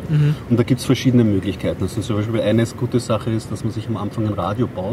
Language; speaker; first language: German; native; German